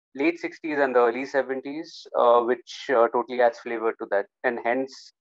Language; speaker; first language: English; non-native, local second language; Hindi